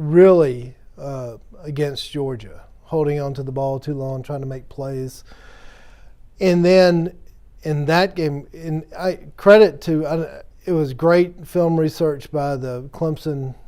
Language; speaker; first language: English; native; English